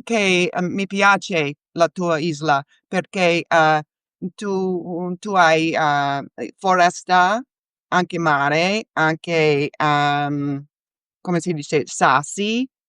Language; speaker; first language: Italian; non-native, learner; English